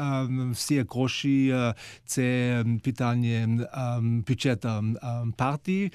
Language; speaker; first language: Ukrainian; non-native, fluent; German